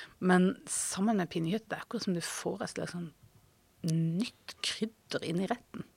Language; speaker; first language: Norwegian; native; Norwegian